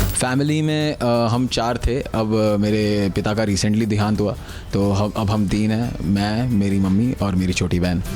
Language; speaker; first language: Hindi; non-native, local second language; Tulu